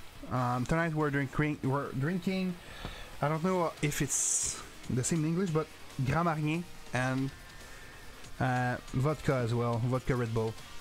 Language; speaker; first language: English; non-native, fluent; French